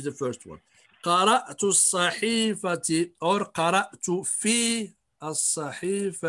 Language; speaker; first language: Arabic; non-native, fluent; English